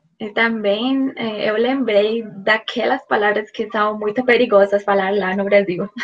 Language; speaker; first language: Portuguese; non-native, fluent; Spanish